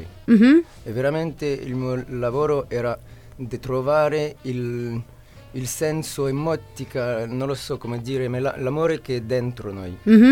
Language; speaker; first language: Italian; non-native, learner; French